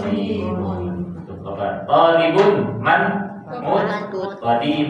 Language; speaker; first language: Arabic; non-native, fluent; Indonesian